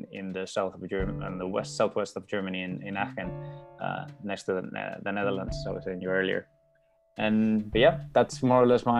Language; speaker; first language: English; non-native, fluent; Spanish